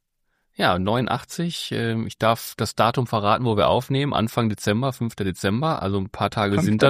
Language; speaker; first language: German; native; German